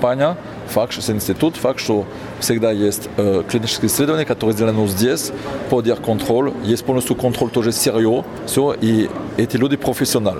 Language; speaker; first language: Russian; non-native, fluent; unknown